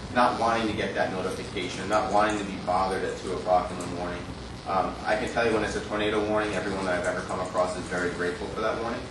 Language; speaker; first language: English; native; English